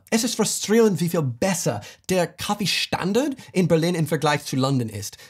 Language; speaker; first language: German; non-native, fluent; English